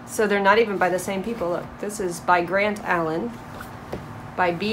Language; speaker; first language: English; native; English